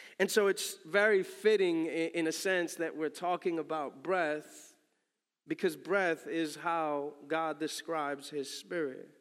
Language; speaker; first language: English; early bilingual, other home language; Spanish